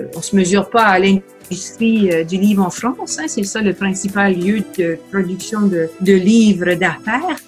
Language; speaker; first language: French; native; French